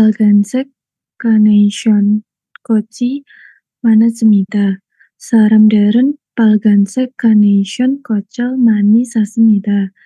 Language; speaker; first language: Korean; non-native, learner; Indonesian